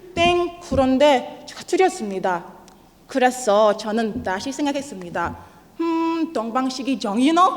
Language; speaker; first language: Korean; non-native, learner; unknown